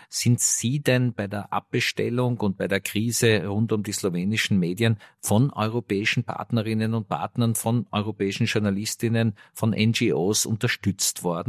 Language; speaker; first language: German; native; German